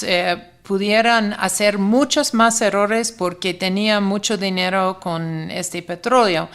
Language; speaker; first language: Spanish; non-native, fluent; English